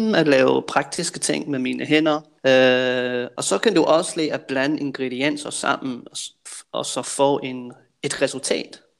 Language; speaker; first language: Danish; native; Danish